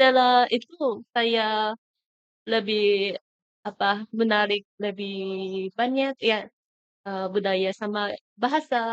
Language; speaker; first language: Indonesian; non-native, learner; Japanese